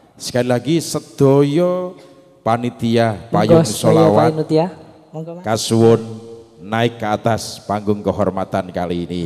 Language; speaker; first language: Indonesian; non-native, local second language; Javanese